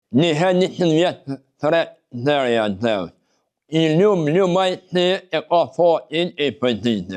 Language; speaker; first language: Albanian; native; Albanian